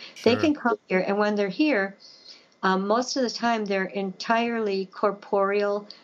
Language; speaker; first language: English; native; English